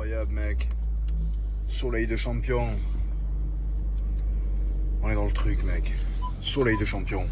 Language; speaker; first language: French; native; French